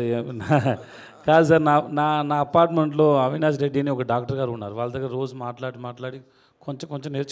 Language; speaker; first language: Telugu; non-native, learner; Tamil